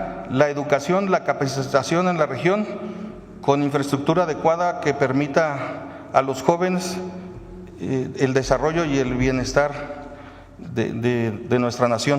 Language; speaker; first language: Spanish; native; Spanish